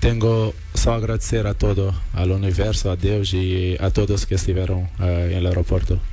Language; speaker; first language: Spanish; non-native, learner; Portuguese